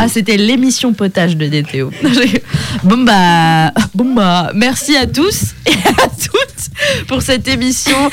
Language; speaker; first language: French; native; French